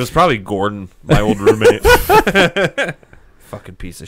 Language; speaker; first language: English; native; English